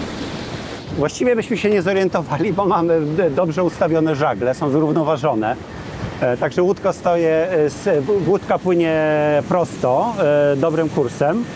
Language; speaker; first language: Polish; native; Polish